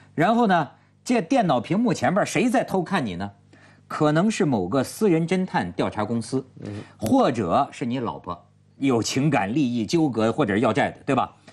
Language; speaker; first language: Chinese; native; Chinese